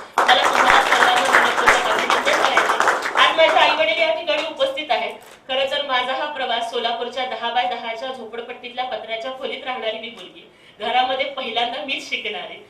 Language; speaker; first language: Marathi; non-native, local second language; Telugu